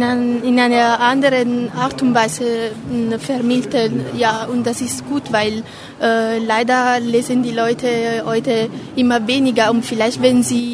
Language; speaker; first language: German; non-native, fluent; Italian